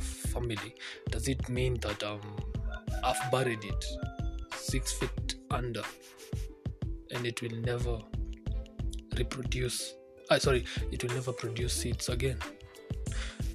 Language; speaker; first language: English; non-native, local second language; Kikuyu